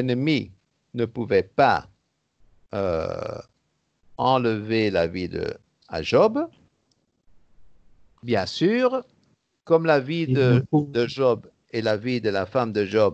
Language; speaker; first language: French; native; French